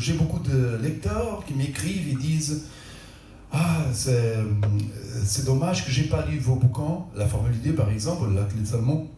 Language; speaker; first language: French; non-native, local second language; Portuguese